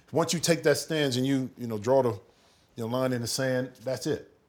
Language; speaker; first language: English; native; English